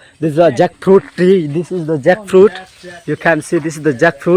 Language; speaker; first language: English; non-native, learner; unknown